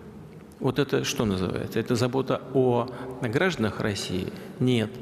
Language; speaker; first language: Russian; native; Russian